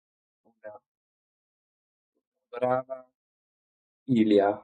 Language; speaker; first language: Italian; non-native, learner; English